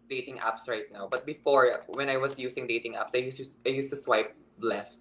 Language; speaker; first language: English; non-native, local second language; Filipino